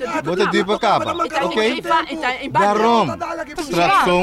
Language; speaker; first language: Dutch; non-native, local second language; Papiamento